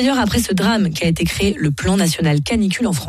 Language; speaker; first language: French; native; French